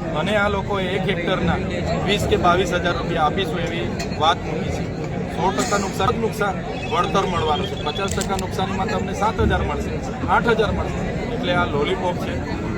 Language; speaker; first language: Gujarati; non-native, local second language; Vasavi